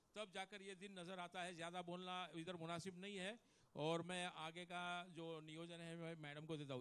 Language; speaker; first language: Hindi; non-native, local second language; Marathi